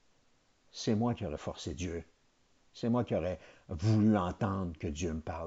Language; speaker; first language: French; native; French